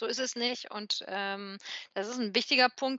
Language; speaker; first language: German; native; German